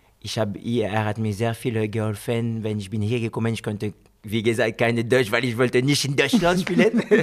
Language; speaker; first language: German; non-native, fluent; French